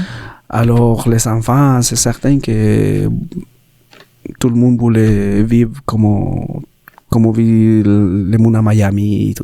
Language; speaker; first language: French; non-native, learner; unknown